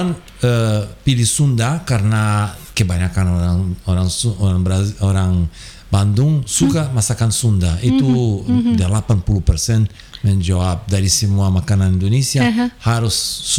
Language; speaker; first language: Indonesian; non-native, fluent; Portuguese